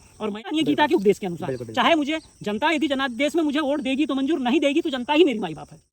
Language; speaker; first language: Hindi; native; Hindi